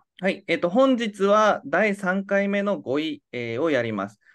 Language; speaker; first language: Japanese; native; Japanese